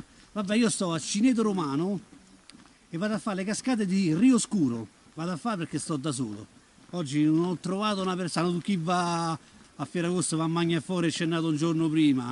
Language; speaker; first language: Italian; native; Italian